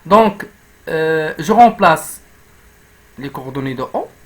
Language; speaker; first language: French; non-native, local second language; Arabic